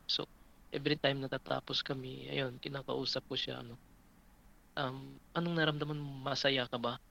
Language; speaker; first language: Filipino; non-native, local second language; Cebuano